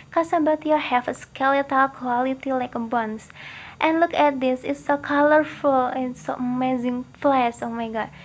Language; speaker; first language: English; non-native, learner; Indonesian